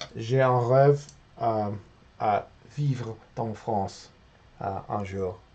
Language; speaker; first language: French; non-native, learner; English